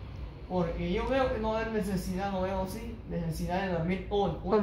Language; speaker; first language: Spanish; native; Spanish